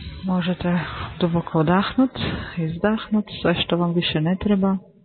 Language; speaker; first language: Serbian; non-native, fluent; Slovenian